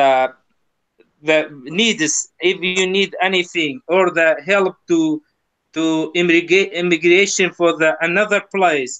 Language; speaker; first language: English; non-native, learner; Kurdish